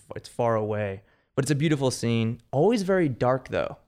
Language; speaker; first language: English; native; English